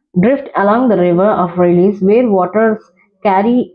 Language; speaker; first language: English; non-native, local second language; Telugu